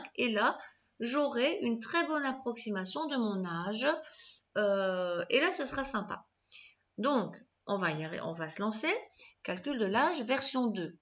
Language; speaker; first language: French; native; French